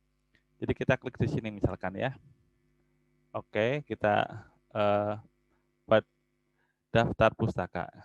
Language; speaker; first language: Indonesian; native; Indonesian